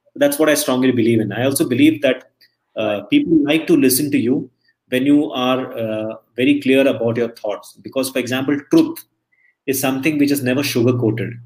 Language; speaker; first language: English; non-native, local second language; Malayalam